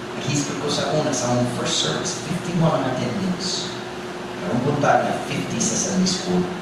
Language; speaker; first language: Cebuano; non-native, fluent; English